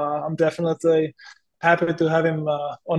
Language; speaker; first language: English; non-native, fluent; Czech